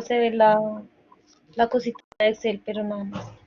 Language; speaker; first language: Spanish; native; Spanish